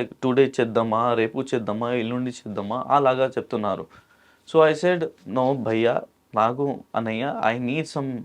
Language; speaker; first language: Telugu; non-native, local second language; Urdu